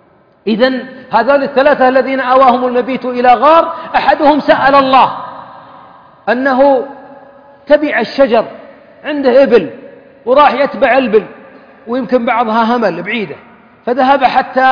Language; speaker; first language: Arabic; native; Arabic